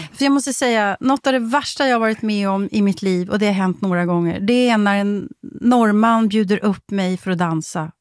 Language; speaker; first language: Swedish; native; Swedish